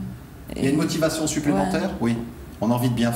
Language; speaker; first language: French; native; French